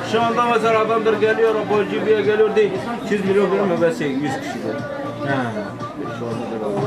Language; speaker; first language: Turkish; non-native, local second language; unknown